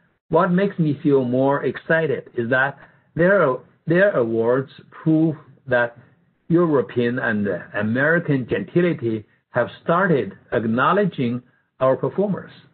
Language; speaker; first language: English; non-native, fluent; Chinese